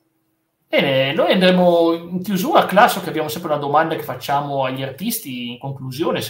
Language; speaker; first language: Italian; native; Italian